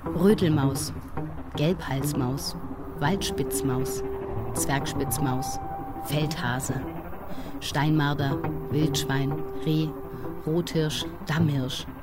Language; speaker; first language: German; native; German